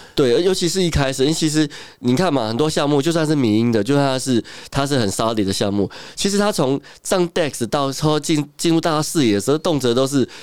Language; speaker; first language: Chinese; native; Chinese